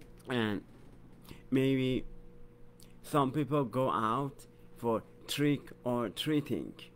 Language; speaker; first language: English; non-native, fluent; Persian